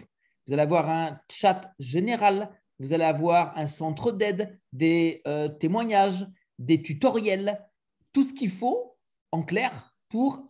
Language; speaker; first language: French; native; French